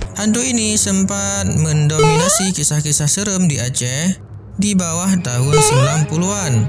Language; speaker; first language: Malay; non-native, local second language; Achinese